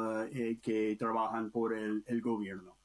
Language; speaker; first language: Spanish; non-native, learner; English